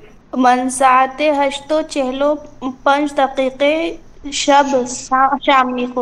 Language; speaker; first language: Persian; non-native, learner; Urdu